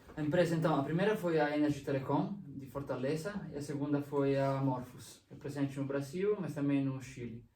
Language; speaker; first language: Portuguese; non-native, fluent; Italian